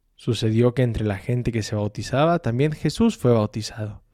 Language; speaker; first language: Spanish; native; Spanish